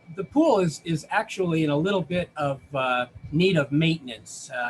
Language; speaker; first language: English; native; English